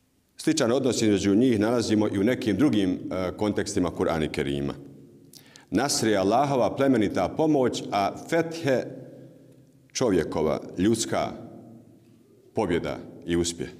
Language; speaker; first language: Bosnian; native; Bosnian